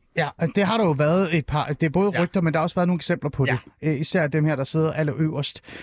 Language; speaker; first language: Danish; early bilingual, other home language; Persian